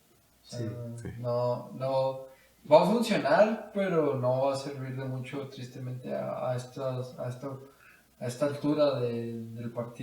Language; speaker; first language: Spanish; native; Spanish